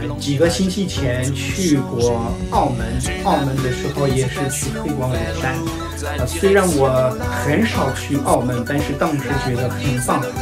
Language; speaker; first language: Chinese; non-native, fluent; French